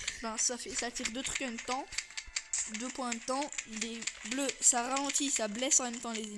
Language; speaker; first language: French; native; French